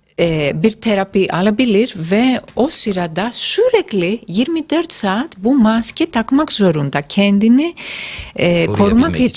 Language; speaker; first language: Turkish; non-native, fluent; Greek